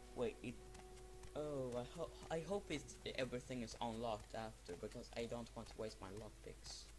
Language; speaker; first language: English; non-native, fluent; Swedish